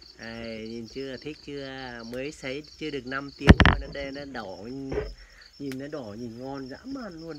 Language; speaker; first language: Vietnamese; non-native, local second language; Tày